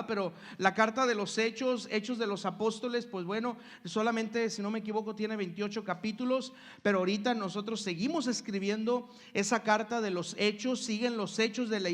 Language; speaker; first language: Spanish; native; Spanish